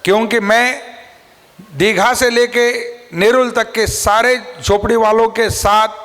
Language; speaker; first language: Hindi; non-native, local second language; Marathi